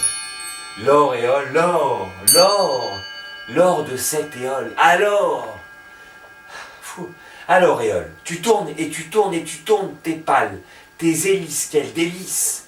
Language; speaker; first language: French; native; French